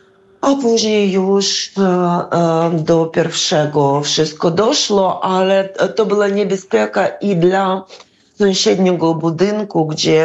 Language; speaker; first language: Polish; non-native, fluent; Ukrainian